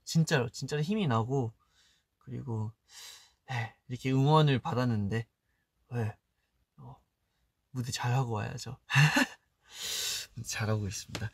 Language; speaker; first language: Korean; early bilingual, heritage; Korean